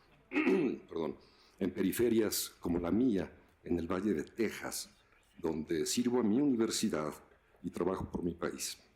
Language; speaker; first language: Spanish; native; Spanish